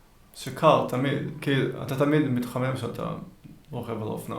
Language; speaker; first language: Hebrew; early bilingual, heritage; Hebrew